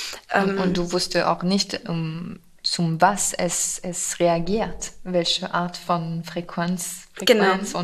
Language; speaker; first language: German; non-native, fluent; French